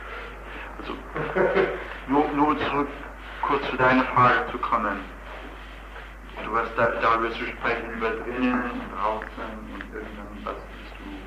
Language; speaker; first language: German; non-native, fluent; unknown